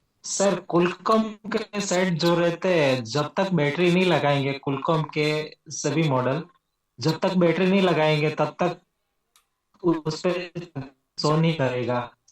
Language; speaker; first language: Hindi; native; Hindi